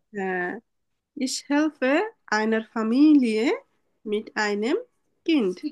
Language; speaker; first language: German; non-native, learner; Bangla